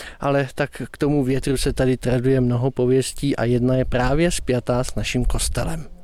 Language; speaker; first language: Czech; native; Czech